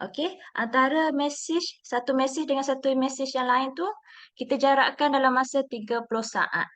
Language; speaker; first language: Malay; native; Malay